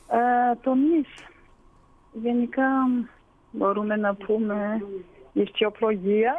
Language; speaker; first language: Greek; early bilingual, heritage; Greek